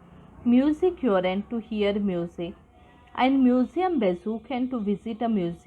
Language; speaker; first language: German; non-native, fluent; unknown